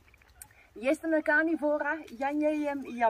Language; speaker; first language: Polish; non-native, learner; Dutch